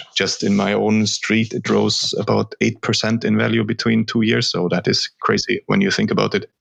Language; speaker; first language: English; non-native, fluent; German